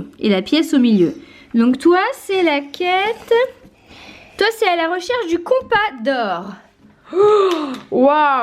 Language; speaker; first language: French; native; French